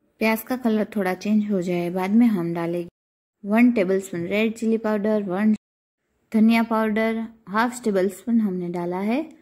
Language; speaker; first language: Hindi; non-native, local second language; Gujarati